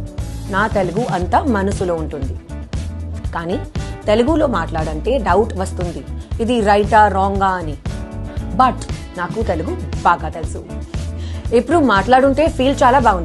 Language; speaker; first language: Telugu; non-native, local second language; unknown